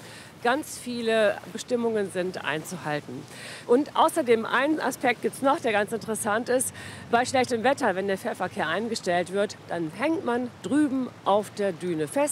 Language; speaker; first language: German; native; German